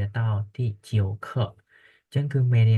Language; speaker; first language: Chinese; non-native, fluent; Khmer